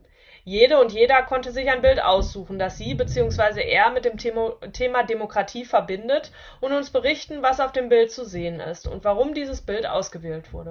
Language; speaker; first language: German; native; German